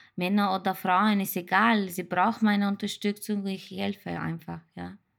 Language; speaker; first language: German; non-native, learner; Turkish